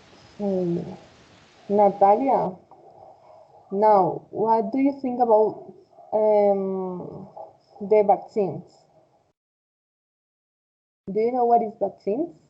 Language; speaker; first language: English; non-native, fluent; Spanish